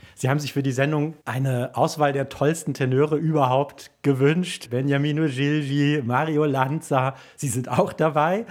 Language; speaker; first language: German; native; German